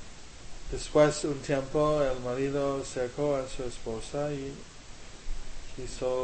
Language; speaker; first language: Spanish; non-native, learner; English